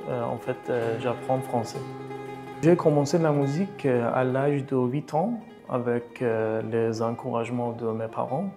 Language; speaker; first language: French; non-native, learner; Persian